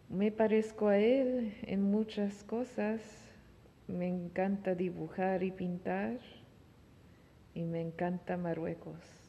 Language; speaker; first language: Spanish; early bilingual, heritage; English